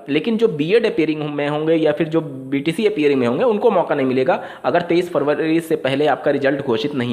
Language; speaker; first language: Hindi; native; Hindi